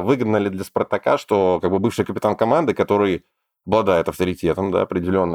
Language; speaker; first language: Russian; native; Russian